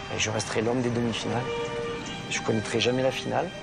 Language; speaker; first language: French; native; French